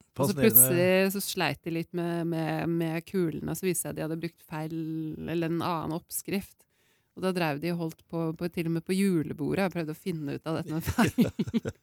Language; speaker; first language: Norwegian; native; Norwegian